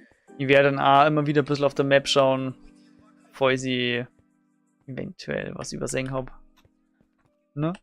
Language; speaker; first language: German; native; German